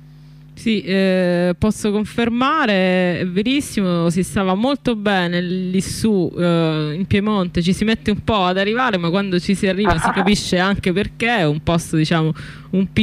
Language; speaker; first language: Italian; native; Italian